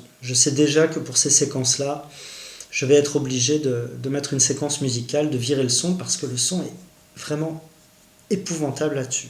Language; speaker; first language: French; native; French